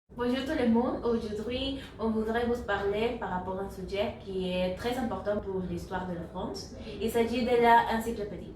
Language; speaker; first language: French; non-native, learner; Spanish